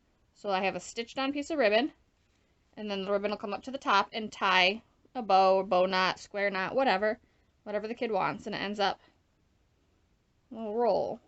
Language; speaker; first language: English; native; English